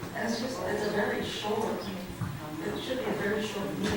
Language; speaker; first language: English; native; English